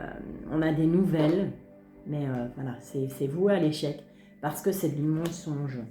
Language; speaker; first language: French; native; French